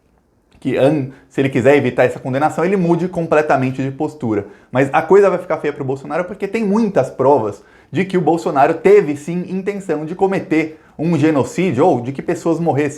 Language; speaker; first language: Portuguese; native; Portuguese